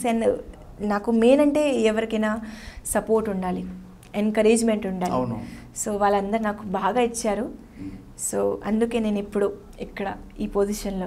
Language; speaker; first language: Telugu; non-native, learner; Hindi